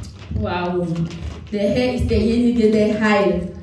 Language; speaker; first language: German; non-native, fluent; French